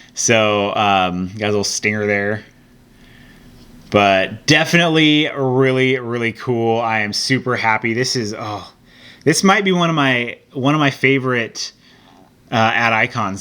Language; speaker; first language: English; native; English